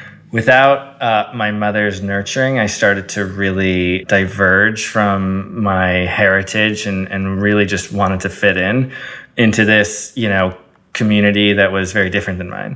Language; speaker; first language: English; early bilingual, other home language; Arabic